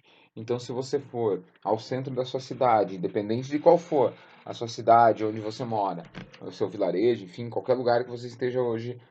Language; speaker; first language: Portuguese; native; Portuguese